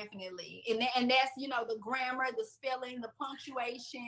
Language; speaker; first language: English; native; English